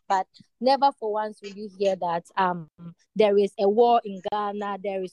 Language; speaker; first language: English; non-native, local second language; Ewe